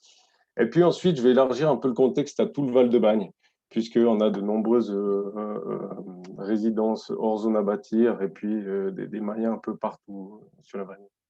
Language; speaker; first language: French; native; French